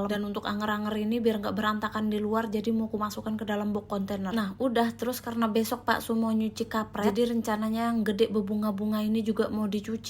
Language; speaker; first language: Indonesian; native; Indonesian